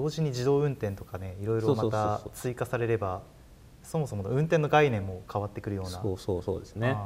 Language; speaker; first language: Japanese; native; Japanese